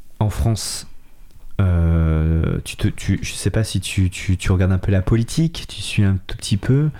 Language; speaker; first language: French; native; French